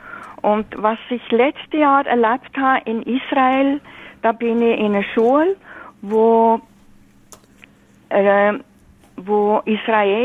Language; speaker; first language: German; non-native, fluent; Norwegian